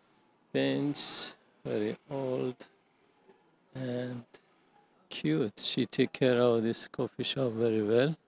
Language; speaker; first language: English; non-native, learner; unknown